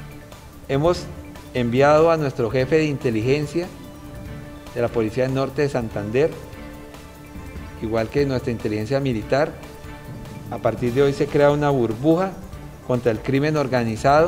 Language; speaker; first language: Spanish; native; Spanish